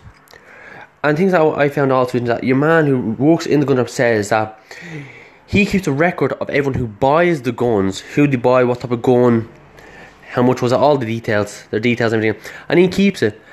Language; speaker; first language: English; native; English